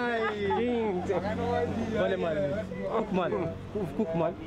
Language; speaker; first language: German; non-native, learner; Swahili